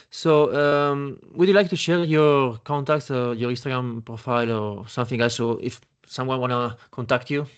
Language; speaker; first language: English; non-native, fluent; Italian